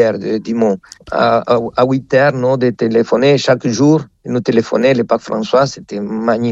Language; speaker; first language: French; non-native, fluent; Spanish